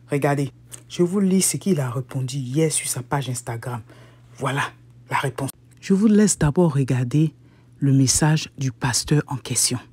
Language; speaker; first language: French; native; French